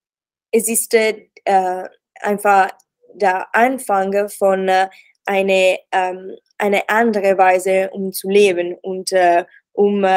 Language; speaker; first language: German; non-native, learner; Italian